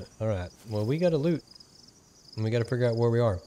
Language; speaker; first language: English; native; English